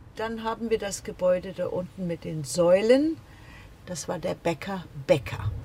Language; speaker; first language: German; native; German